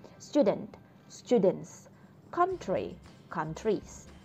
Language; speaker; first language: English; non-native, fluent; Indonesian